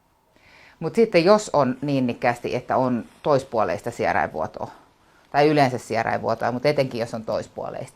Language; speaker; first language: Finnish; native; Finnish